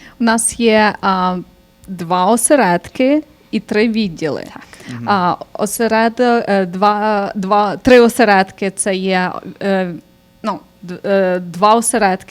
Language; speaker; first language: Ukrainian; early bilingual, heritage; Ukrainian